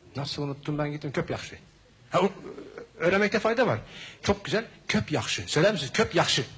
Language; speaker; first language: Turkish; native; Turkish